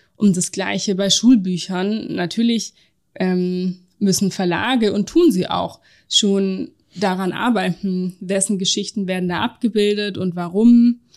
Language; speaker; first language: German; native; German